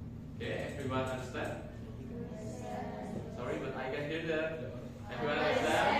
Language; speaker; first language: English; non-native, fluent; Indonesian